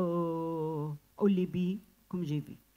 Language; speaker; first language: French; non-native, learner; Arabic